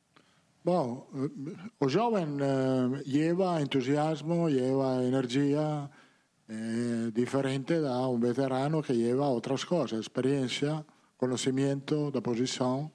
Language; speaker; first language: Portuguese; non-native, learner; Italian